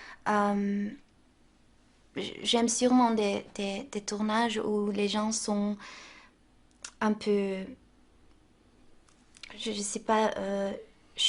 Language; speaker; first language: French; non-native, local second language; Dutch